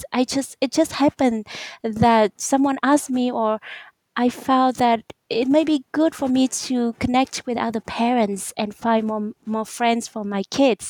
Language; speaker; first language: English; non-native, fluent; Vietnamese